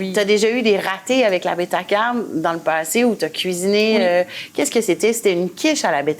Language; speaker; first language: French; native; French